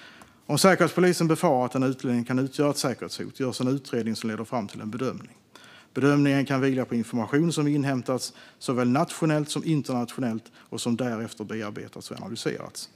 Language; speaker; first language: Swedish; native; Swedish